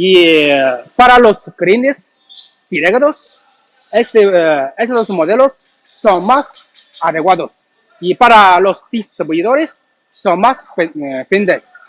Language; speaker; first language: Spanish; non-native, learner; Chinese